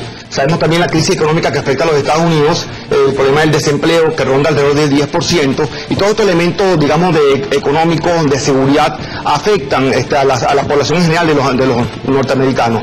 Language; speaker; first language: Spanish; native; Spanish